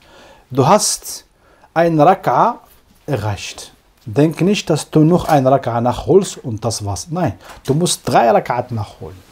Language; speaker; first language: German; non-native, fluent; Arabic